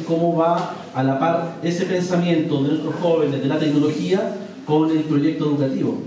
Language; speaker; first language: Spanish; native; Spanish